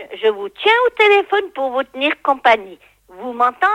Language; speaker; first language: French; native; French